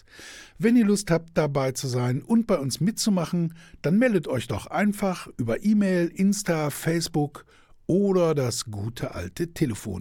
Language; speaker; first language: German; native; German